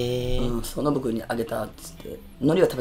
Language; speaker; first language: Japanese; native; Japanese